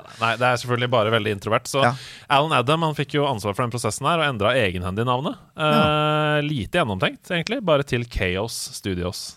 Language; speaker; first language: Norwegian; native; Norwegian